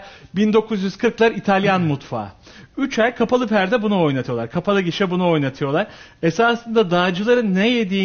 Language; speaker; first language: Turkish; native; Turkish